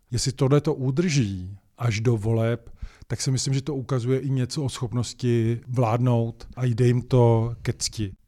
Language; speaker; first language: Czech; native; Czech